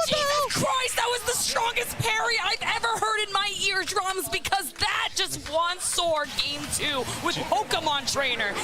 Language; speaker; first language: English; native; English